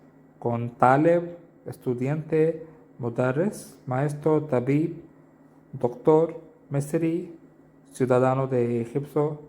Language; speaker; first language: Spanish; non-native, learner; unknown